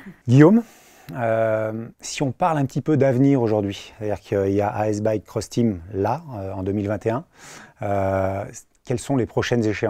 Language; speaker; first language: French; native; French